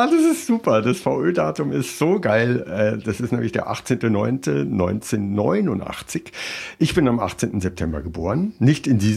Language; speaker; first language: German; native; German